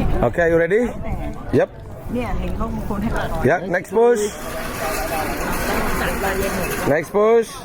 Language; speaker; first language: English; non-native, learner; Indonesian